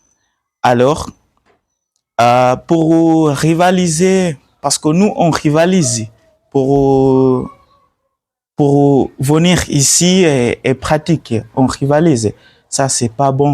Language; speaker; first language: French; non-native, learner; Swahili